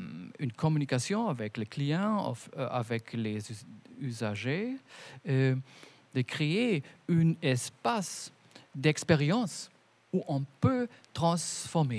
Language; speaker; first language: French; non-native, fluent; German